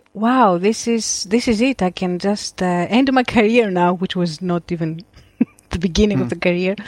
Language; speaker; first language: English; non-native, fluent; Greek